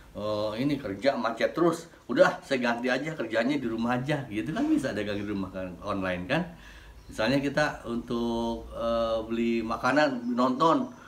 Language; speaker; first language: Indonesian; native; Indonesian